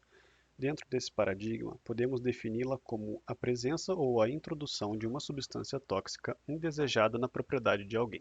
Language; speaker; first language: Portuguese; native; Portuguese